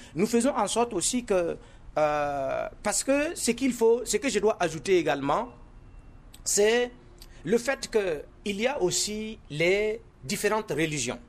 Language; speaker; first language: French; non-native, local second language; Mossi